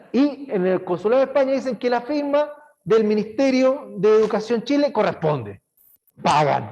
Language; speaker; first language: Spanish; native; Spanish